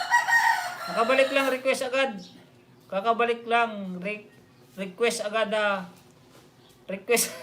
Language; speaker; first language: Filipino; non-native, local second language; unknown